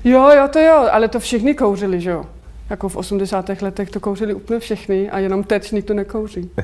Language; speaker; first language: Czech; non-native, fluent; Danish